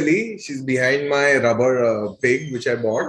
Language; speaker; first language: English; non-native, local second language; Hindi